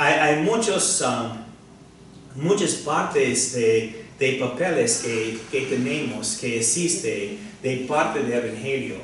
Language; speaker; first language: Spanish; non-native, fluent; English